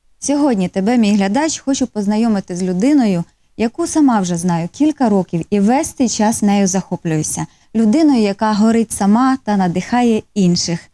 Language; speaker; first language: Ukrainian; native; Ukrainian